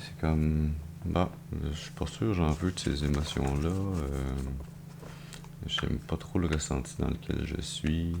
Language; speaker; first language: French; native; French